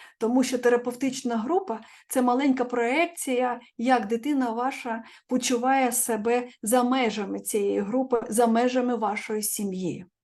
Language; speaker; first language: Ukrainian; non-native, local second language; Russian